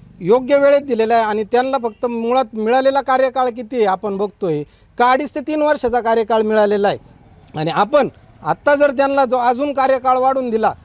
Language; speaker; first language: Marathi; native; Marathi